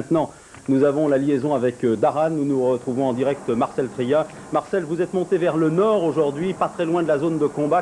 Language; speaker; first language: French; native; French